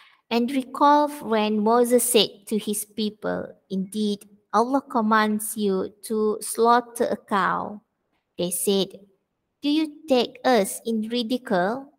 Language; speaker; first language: English; non-native, local second language; Malay